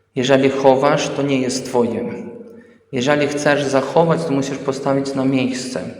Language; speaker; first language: Polish; early bilingual, heritage; Polish